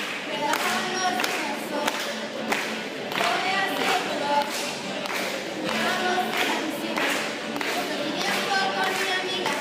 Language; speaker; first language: Spanish; non-native, learner; English